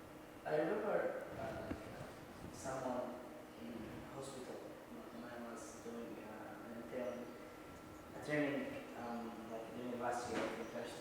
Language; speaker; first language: English; non-native, learner; Arabic